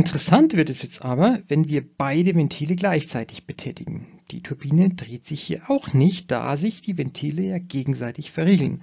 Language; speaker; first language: German; native; German